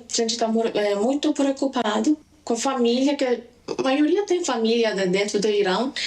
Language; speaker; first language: Portuguese; non-native, learner; Persian